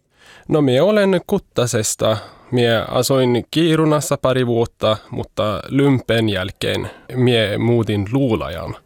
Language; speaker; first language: Finnish; non-native, local second language; Swedish